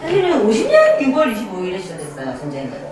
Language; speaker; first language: Korean; native; Korean